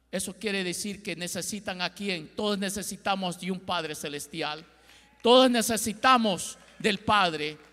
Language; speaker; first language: Spanish; early bilingual, heritage; Spanish